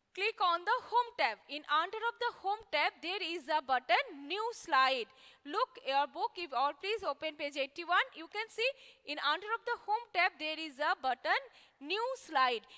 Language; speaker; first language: English; non-native, local second language; Bangla